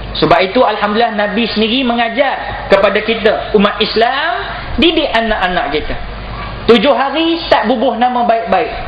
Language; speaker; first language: Malay; native; Malay